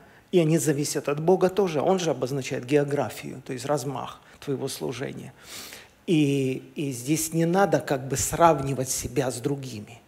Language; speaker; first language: Russian; native; Russian